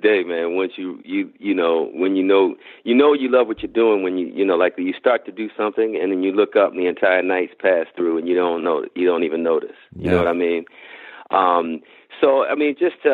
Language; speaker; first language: English; native; English